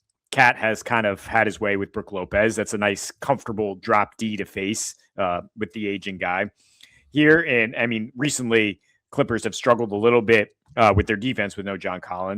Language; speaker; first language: English; native; English